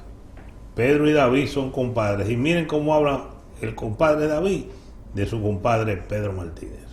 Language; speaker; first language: Spanish; native; Spanish